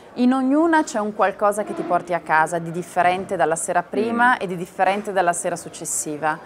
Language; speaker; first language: Italian; native; Italian